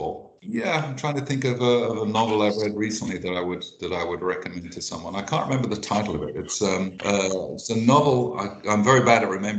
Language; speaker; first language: English; native; English